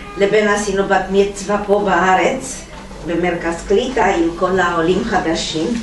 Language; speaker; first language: Hebrew; non-native, fluent; Romanian